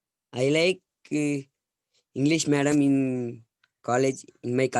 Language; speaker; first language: English; non-native, learner; Telugu